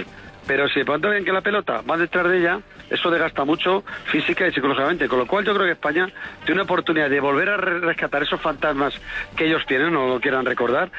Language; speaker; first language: Spanish; native; Spanish